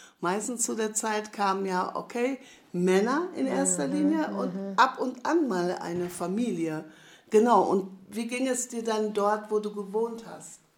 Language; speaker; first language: German; native; German